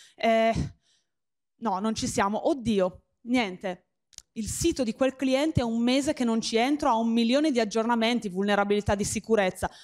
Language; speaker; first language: Italian; native; Italian